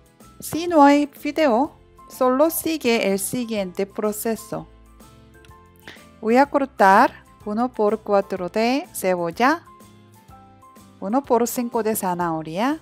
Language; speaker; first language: Spanish; non-native, learner; Korean